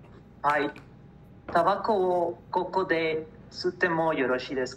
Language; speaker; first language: Japanese; non-native, learner; Spanish